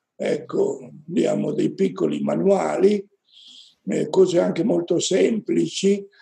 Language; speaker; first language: Italian; native; Italian